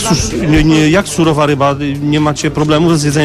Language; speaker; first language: Polish; native; Polish